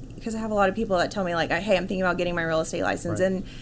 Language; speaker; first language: English; native; English